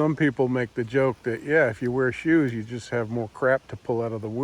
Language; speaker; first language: English; native; English